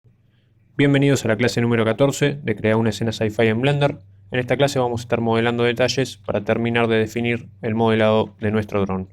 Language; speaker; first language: Spanish; native; Spanish